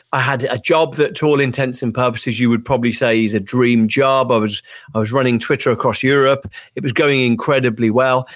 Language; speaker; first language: English; native; English